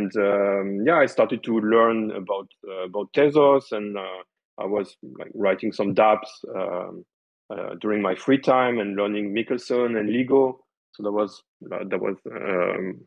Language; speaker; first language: English; non-native, fluent; French